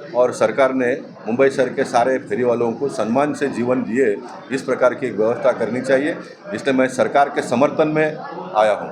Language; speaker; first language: Hindi; non-native, local second language; Tulu